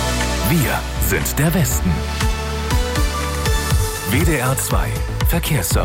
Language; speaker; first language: German; native; German